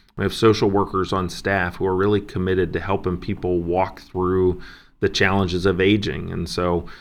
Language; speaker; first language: English; native; English